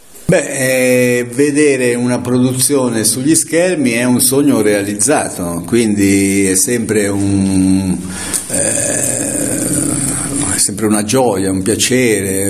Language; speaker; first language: Italian; native; Italian